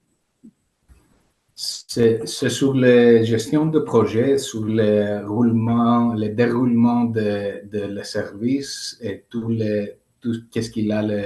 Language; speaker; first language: French; non-native, learner; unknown